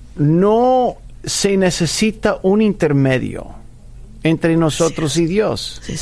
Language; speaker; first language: Spanish; non-native, fluent; English